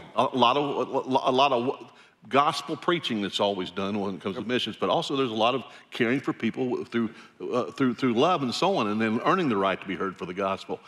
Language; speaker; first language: English; native; English